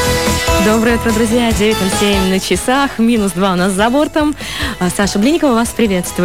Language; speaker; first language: Russian; native; Russian